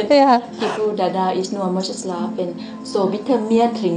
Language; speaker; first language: German; non-native, learner; Thai